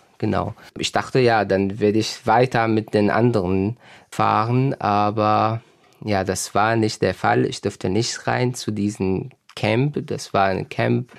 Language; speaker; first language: German; non-native, fluent; Arabic